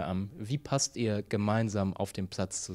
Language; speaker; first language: German; native; German